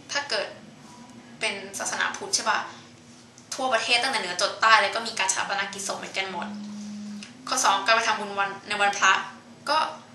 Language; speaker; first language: Thai; native; Thai